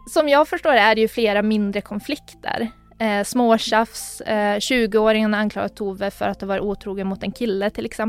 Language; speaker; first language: Swedish; native; Swedish